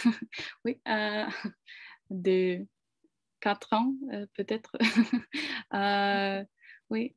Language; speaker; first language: French; non-native, learner; Ukrainian